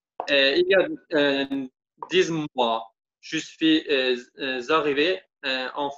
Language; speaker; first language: French; non-native, learner; Kurdish